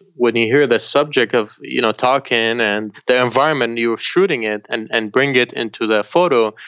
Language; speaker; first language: English; non-native, fluent; Arabic